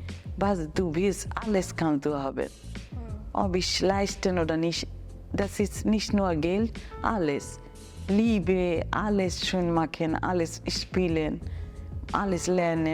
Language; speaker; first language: German; non-native, learner; Bangla